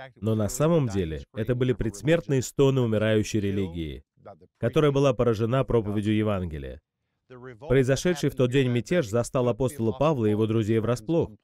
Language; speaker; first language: Russian; non-native, fluent; English